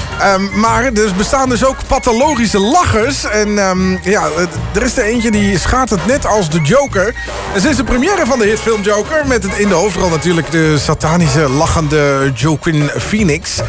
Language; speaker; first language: Dutch; native; Dutch